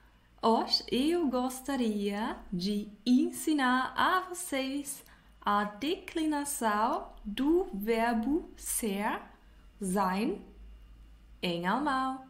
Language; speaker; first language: Portuguese; non-native, fluent; German